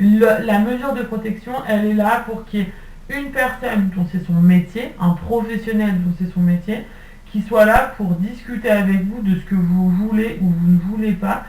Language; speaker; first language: French; native; French